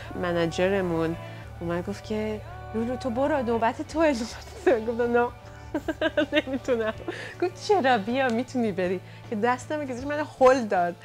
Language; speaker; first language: Persian; early bilingual, heritage; Persian